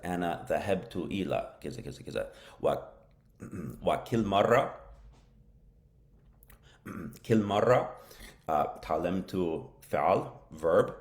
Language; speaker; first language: Arabic; non-native, learner; English